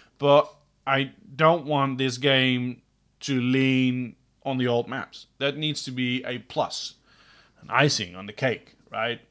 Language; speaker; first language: English; non-native, fluent; Dutch